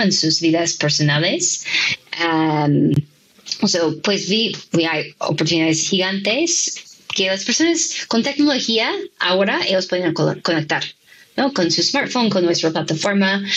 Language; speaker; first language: Spanish; non-native, fluent; English